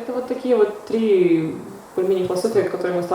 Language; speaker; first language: Russian; native; Russian